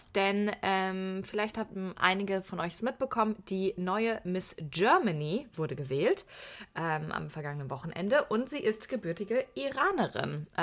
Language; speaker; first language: German; early bilingual, other home language; Persian